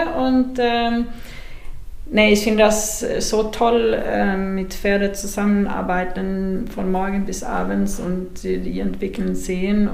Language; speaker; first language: German; non-native, fluent; Swedish